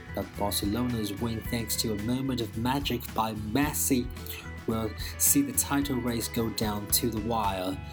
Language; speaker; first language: English; non-native, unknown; Chinese